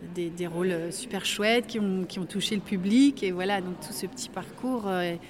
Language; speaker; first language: French; native; French